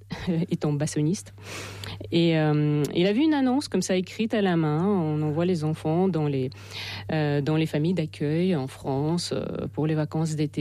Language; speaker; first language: French; non-native, fluent; Russian